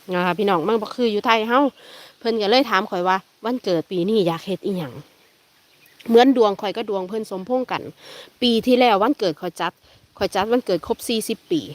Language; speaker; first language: Thai; native; Thai